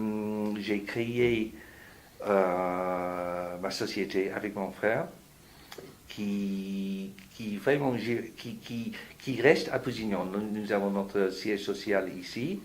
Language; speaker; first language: French; non-native, fluent; English